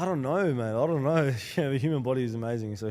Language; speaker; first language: English; native; English